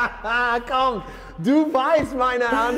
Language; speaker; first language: German; non-native, learner; English